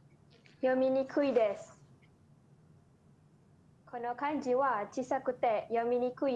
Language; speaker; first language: Japanese; non-native, learner; Malay